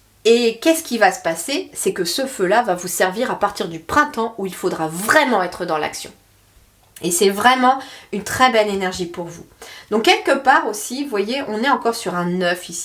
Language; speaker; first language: French; native; French